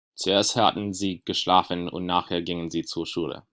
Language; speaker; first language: German; non-native, learner; English